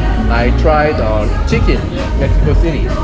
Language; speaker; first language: English; non-native, learner; Korean